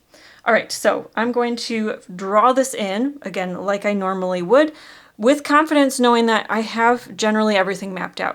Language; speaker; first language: English; native; English